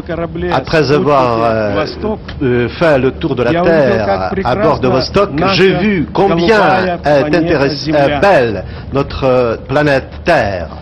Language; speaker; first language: French; non-native, fluent; Russian